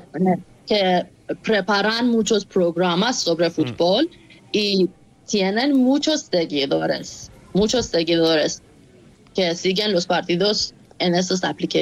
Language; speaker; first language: Spanish; non-native, fluent; Persian